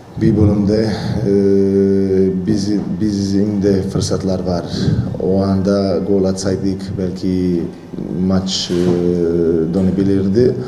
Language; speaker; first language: Turkish; non-native, learner; Croatian